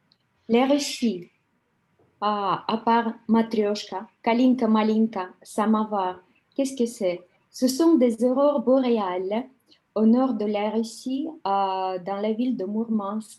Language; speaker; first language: French; non-native, fluent; Russian